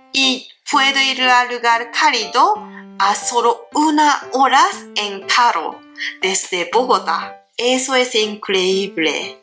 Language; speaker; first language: Spanish; non-native, learner; Japanese